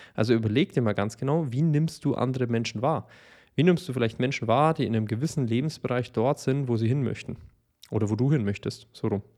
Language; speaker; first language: German; native; German